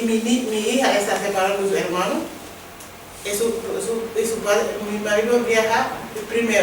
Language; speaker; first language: Spanish; non-native, learner; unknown